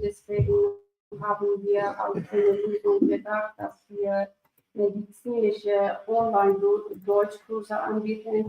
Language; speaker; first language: German; non-native, fluent; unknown